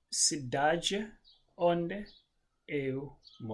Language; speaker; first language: Portuguese; non-native, fluent; English